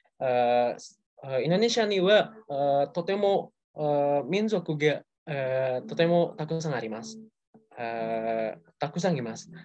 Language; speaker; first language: Japanese; non-native, learner; Indonesian